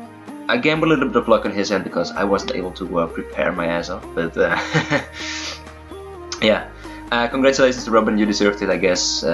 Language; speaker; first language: English; non-native, fluent; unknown